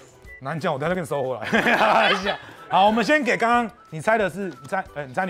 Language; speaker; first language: Chinese; native; Chinese